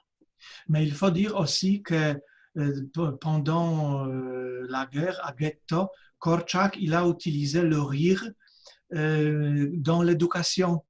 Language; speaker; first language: French; non-native, fluent; Polish